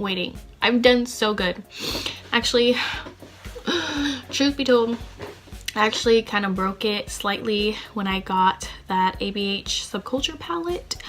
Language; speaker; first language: English; native; English